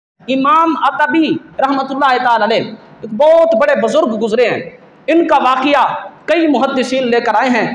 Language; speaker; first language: Urdu; native; Urdu